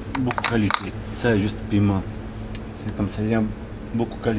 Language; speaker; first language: French; non-native, learner; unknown